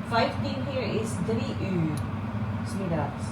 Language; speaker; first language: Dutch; non-native, learner; Cebuano